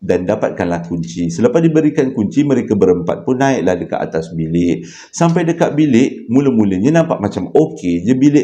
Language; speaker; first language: Malay; native; Malay